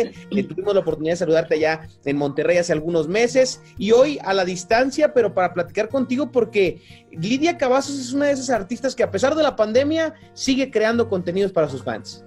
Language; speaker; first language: Spanish; native; Spanish